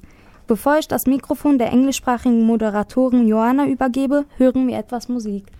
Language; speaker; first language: German; native; German